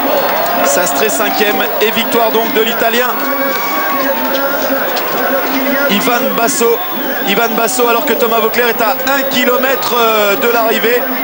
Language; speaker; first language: French; native; French